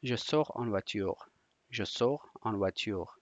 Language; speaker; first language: French; non-native, learner; Persian